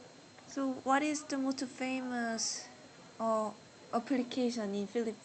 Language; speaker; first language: English; non-native, learner; Korean